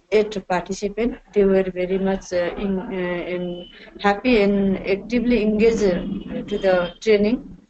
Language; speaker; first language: English; non-native, learner; Nepali